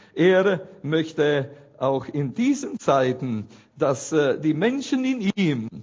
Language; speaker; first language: German; non-native, fluent; Romanian